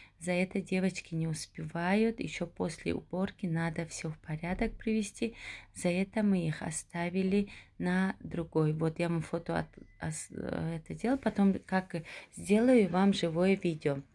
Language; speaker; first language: Russian; non-native, local second language; Tajik